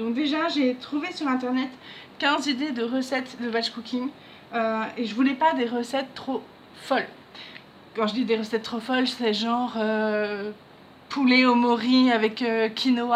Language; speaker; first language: French; native; French